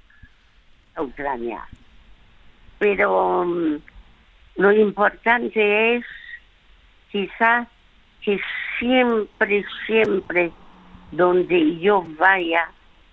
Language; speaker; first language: Spanish; early bilingual, other home language; French